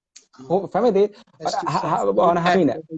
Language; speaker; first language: Persian; non-native, fluent; Hindi